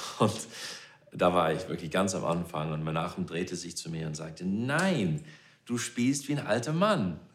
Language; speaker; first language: German; non-native, fluent; English